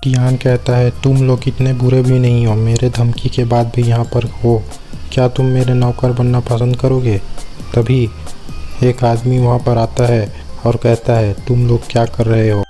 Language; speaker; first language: Hindi; native; Hindi